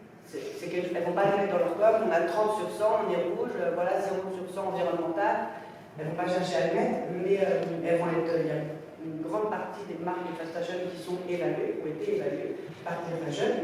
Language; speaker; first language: French; native; French